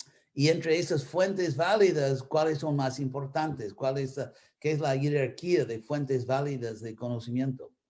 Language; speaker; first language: Spanish; non-native, fluent; English